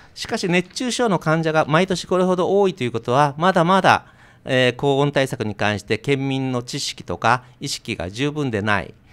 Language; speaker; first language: Japanese; native; Japanese